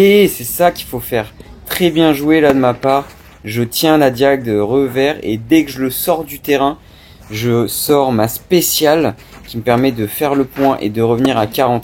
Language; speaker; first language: French; native; French